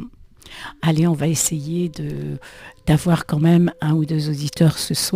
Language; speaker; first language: French; native; French